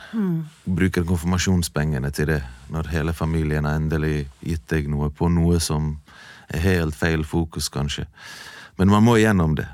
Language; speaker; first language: Norwegian; early bilingual, other home language; Bosnian